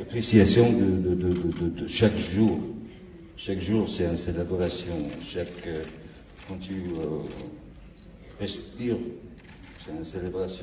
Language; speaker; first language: French; non-native, learner; English